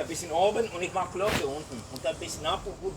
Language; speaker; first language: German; non-native, learner; Latvian